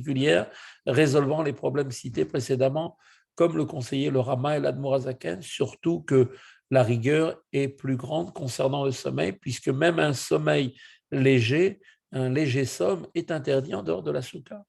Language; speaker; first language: French; native; French